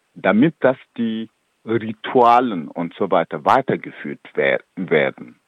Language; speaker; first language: German; non-native, fluent; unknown